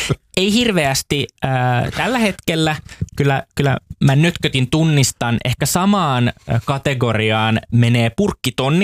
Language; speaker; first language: Finnish; native; Finnish